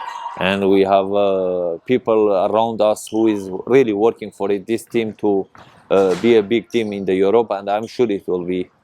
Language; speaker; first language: English; non-native, learner; Persian